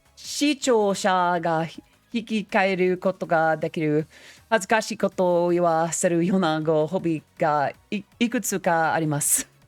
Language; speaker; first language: Japanese; non-native, learner; English